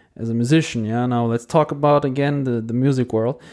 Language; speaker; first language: English; non-native, fluent; Portuguese